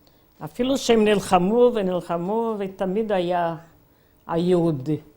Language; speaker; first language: Hebrew; non-native, fluent; Yiddish